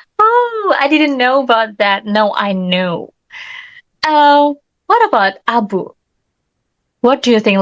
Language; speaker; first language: English; non-native, learner; Indonesian